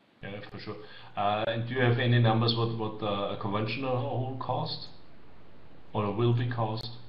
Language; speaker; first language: English; non-native, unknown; German